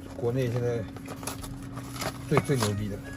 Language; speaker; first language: Chinese; native; Chinese